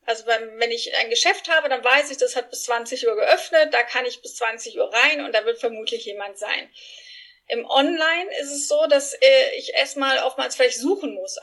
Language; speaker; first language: German; non-native, fluent; Spanish